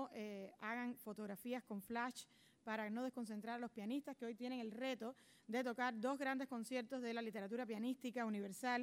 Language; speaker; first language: Spanish; native; Spanish